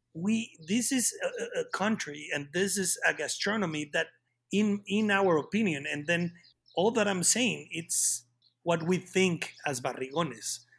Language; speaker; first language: English; non-native, fluent; Spanish